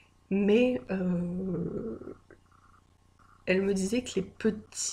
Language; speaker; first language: French; native; French